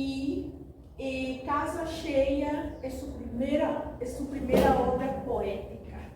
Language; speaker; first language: Spanish; non-native, fluent; Portuguese